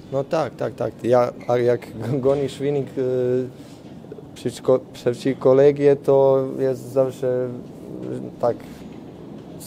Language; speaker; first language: Polish; non-native, learner; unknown